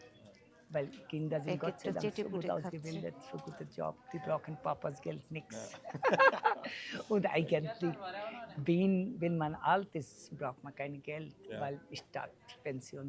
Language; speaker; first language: German; non-native, learner; Bangla